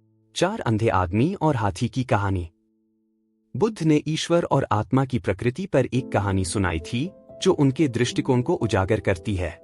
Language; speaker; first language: Hindi; native; Hindi